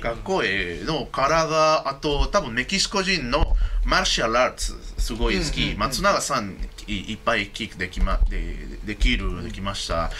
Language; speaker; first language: Japanese; non-native, learner; Spanish